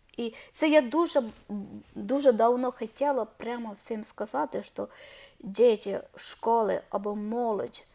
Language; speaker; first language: Ukrainian; non-native, learner; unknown